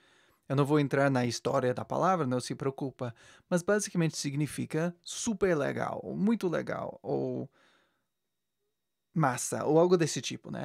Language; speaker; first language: Portuguese; non-native, fluent; English